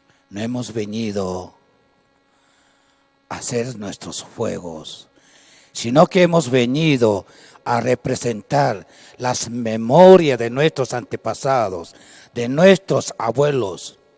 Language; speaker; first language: Spanish; non-native, local second language; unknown